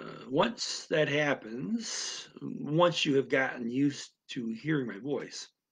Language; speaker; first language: English; native; English